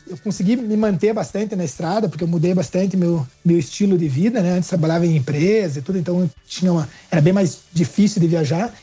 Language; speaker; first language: Portuguese; native; Portuguese